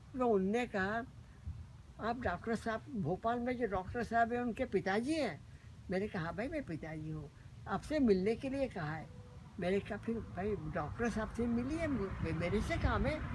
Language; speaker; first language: Hindi; non-native, local second language; Marathi